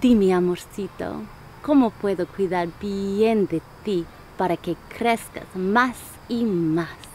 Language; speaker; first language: Spanish; non-native, learner; English